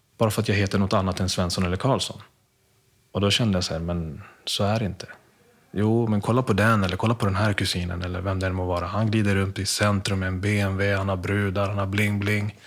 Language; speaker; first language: Swedish; early bilingual, other home language; Spanish